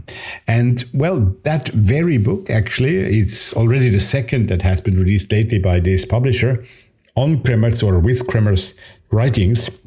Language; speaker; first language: English; non-native, fluent; German